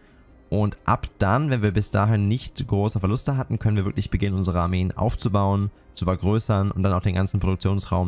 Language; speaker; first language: German; native; German